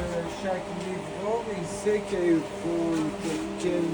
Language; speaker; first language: French; non-native, learner; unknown